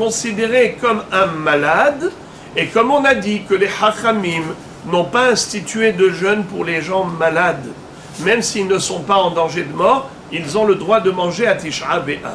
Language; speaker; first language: French; native; French